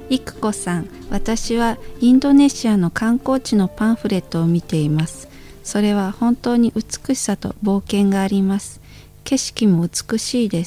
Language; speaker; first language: Japanese; non-native, fluent; Indonesian